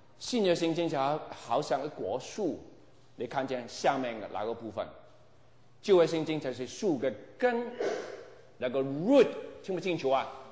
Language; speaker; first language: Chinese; non-native, local second language; Cantonese